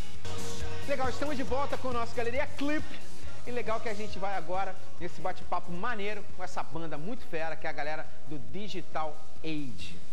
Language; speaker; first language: Portuguese; native; Portuguese